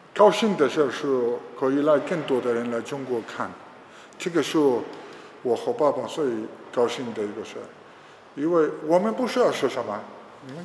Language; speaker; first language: Chinese; non-native, learner; Spanish